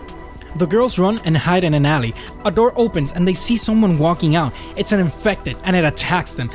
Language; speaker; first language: English; native; English